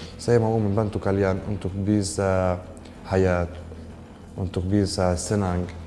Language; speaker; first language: Indonesian; non-native, learner; Arabic